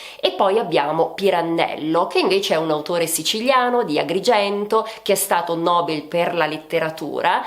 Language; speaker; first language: Italian; native; Italian